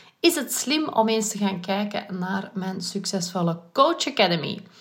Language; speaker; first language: Dutch; native; Dutch